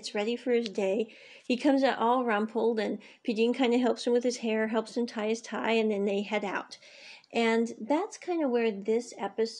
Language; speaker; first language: English; native; English